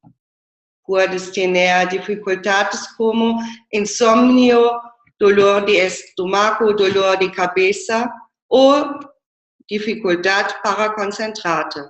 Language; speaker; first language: Spanish; non-native, fluent; German